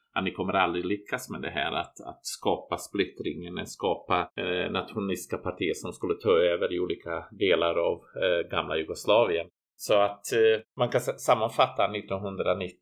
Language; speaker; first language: Swedish; non-native, fluent; Bosnian